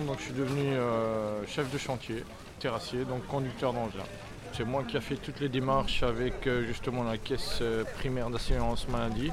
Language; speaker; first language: French; native; French